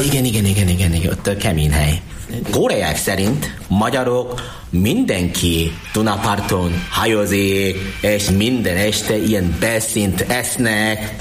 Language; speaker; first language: Hungarian; non-native, learner; Korean